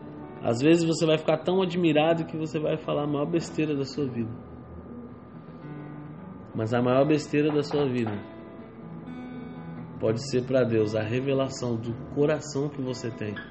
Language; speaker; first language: Portuguese; native; Portuguese